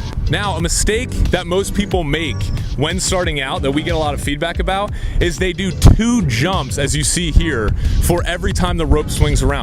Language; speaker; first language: English; native; English